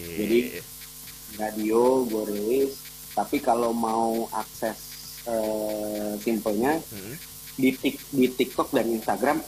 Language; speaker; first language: Indonesian; native; Indonesian